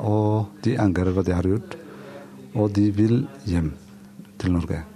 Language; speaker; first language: Norwegian; non-native, fluent; Somali